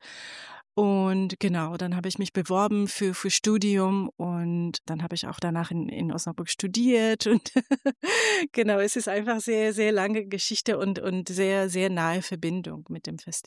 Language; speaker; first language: German; non-native, fluent; Persian